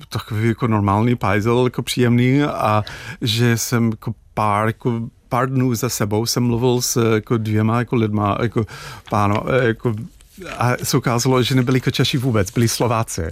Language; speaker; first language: Czech; non-native, fluent; English